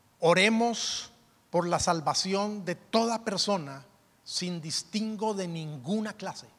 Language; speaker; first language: Spanish; native; Spanish